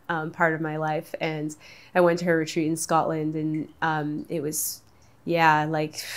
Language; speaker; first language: English; native; English